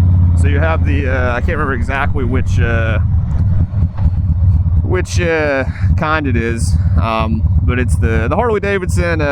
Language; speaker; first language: English; native; English